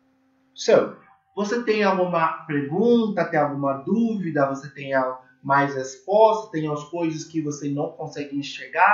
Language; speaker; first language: Portuguese; non-native, learner; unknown